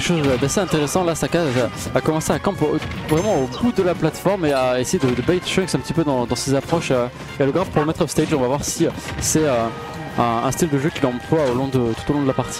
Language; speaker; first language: French; native; French